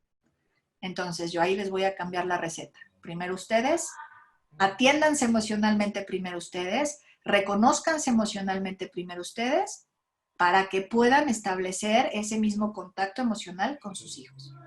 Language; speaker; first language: Spanish; native; Spanish